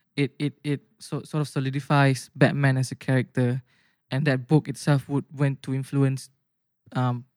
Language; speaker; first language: English; non-native, local second language; Malay